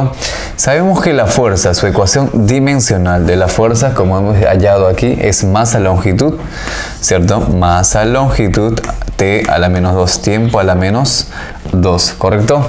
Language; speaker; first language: Spanish; native; Spanish